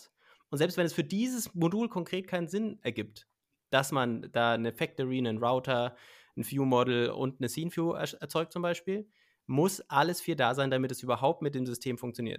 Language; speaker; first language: German; native; German